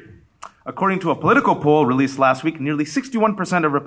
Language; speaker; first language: English; early bilingual, other home language; Urdu